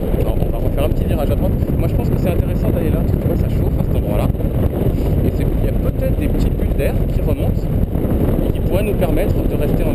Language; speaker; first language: French; native; French